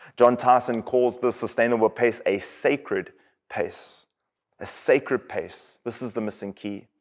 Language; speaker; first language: English; native; English